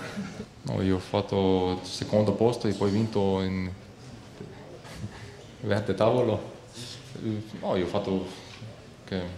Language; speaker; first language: Italian; non-native, learner; Slovenian